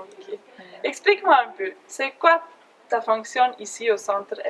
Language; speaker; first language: French; non-native, fluent; German